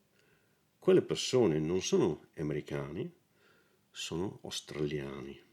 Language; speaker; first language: Italian; non-native, learner; English